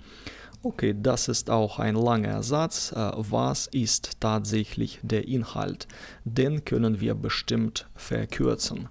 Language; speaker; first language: German; non-native, fluent; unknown